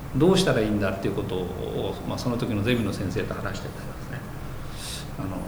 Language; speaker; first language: Japanese; native; Japanese